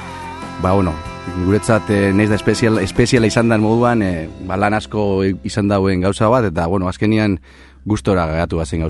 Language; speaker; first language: Basque; native; Basque